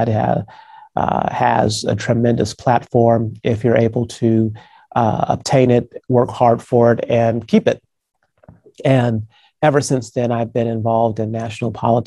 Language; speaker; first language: English; native; English